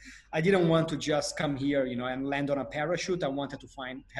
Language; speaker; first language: English; non-native, fluent; Portuguese